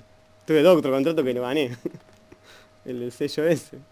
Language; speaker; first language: Spanish; native; Spanish